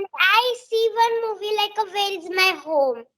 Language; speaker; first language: English; non-native, learner; Marathi